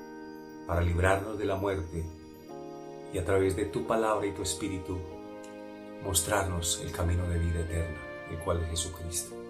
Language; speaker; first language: Spanish; native; Spanish